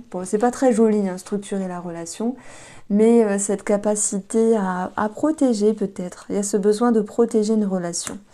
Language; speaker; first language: French; native; French